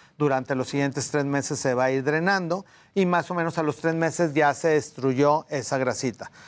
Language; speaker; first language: Spanish; native; Spanish